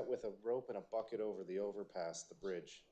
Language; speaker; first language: English; native; English